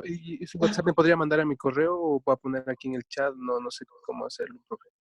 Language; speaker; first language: Spanish; native; Spanish